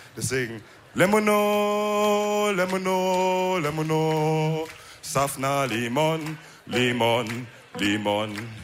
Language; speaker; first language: German; early bilingual, other home language; Wolof